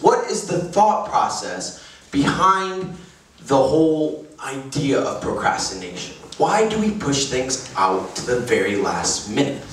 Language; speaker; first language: English; native; English